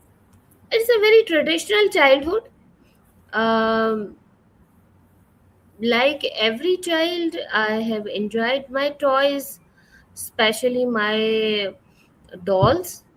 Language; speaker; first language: English; non-native, fluent; Urdu